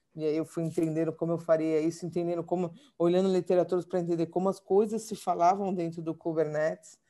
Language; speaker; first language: Portuguese; native; Portuguese